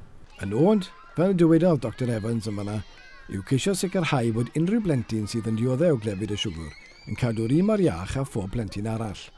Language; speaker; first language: Welsh; native; Welsh